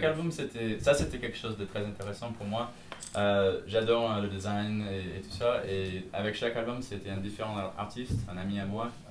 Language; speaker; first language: French; non-native, fluent; English